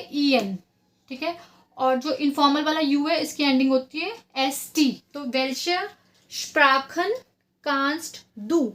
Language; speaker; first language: Hindi; native; Hindi